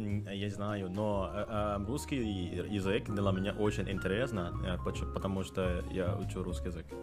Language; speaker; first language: Russian; non-native, learner; Indonesian